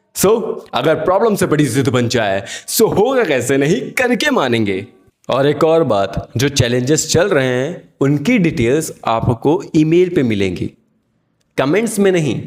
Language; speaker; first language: Hindi; native; Hindi